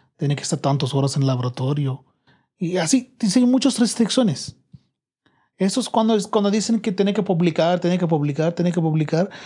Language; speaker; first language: Spanish; non-native, fluent; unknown